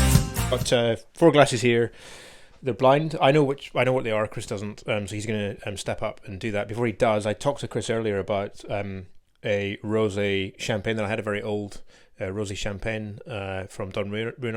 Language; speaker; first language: English; native; English